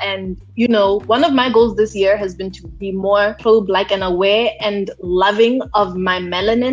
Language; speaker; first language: English; non-native, local second language; Tswana